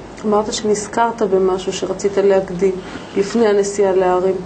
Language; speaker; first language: Hebrew; native; Hebrew